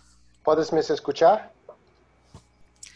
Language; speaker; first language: Spanish; non-native, learner; Portuguese